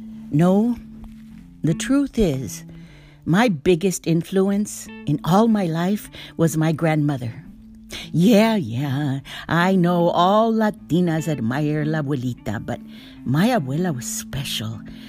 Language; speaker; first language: English; early bilingual, other home language; Spanish